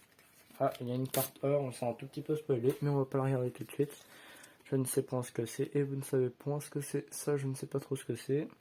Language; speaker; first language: French; native; French